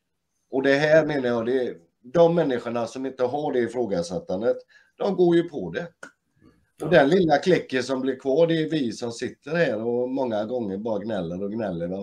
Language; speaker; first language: Swedish; native; Swedish